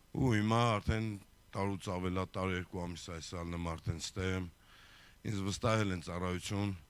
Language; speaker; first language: Armenian; native; Armenian